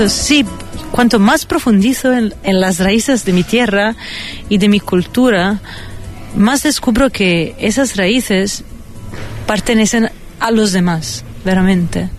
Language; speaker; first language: Spanish; non-native, fluent; Italian